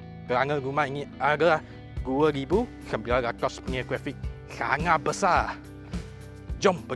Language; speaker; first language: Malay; non-native, local second language; Chinese